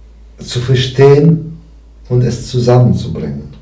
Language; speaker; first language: German; non-native, fluent; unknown